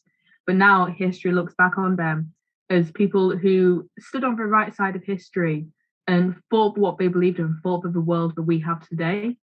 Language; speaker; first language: English; native; English